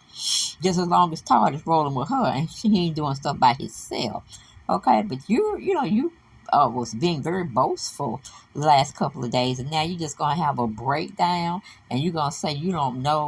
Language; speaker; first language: English; native; English